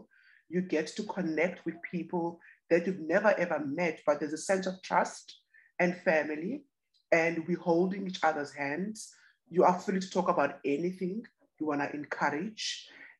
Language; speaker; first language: English; non-native, local second language; Xhosa